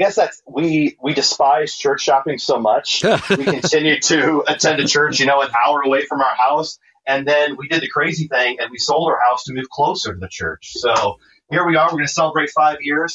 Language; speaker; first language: English; native; English